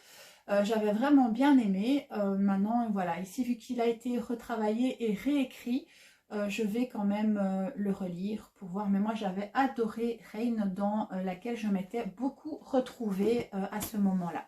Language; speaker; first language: French; native; French